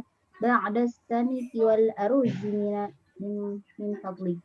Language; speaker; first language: Arabic; non-native, learner; Indonesian